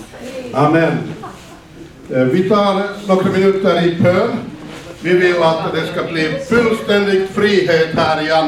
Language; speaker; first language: Swedish; non-native, fluent; Finnish